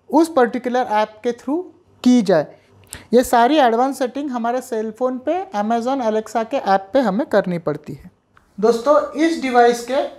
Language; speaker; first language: Hindi; non-native, local second language; Marathi